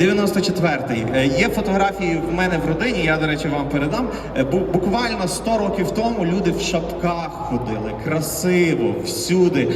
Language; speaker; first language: Ukrainian; native; Ukrainian